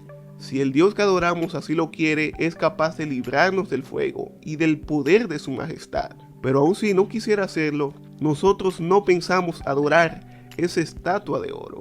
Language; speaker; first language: Spanish; native; Spanish